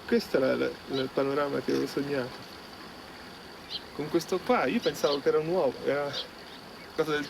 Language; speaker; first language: Italian; early bilingual, other home language; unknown